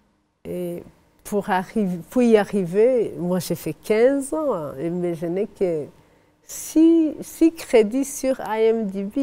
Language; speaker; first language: French; non-native, fluent; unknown